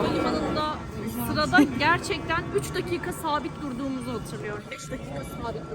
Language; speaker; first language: Turkish; native; Turkish